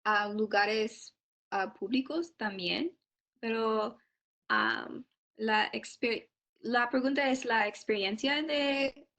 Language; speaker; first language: Spanish; non-native, learner; English